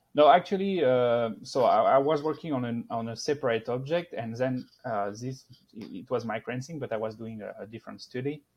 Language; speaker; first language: English; non-native, fluent; French